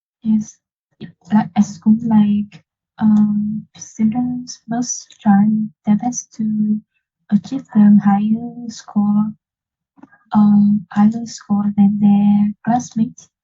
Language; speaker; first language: English; non-native, learner; Vietnamese